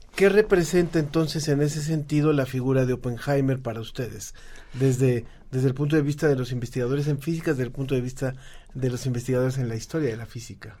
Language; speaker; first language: Spanish; native; Spanish